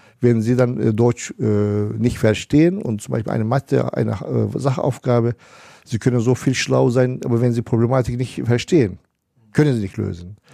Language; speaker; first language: German; non-native, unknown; Turkish